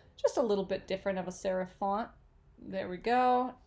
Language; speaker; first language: English; native; English